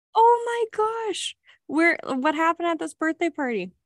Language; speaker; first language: English; native; English